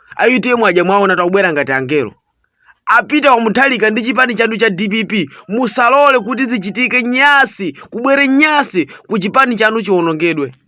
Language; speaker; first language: Nyanja; native; Nyanja